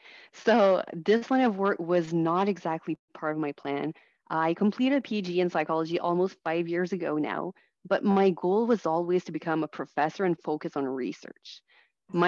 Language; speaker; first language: English; non-native, fluent; French